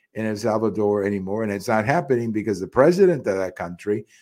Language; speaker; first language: English; native; English